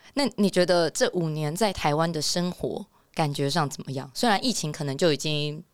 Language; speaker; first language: Chinese; native; Chinese